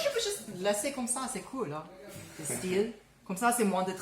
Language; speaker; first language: French; non-native, learner; English